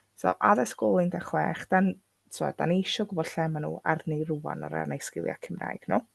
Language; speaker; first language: Welsh; non-native, local second language; English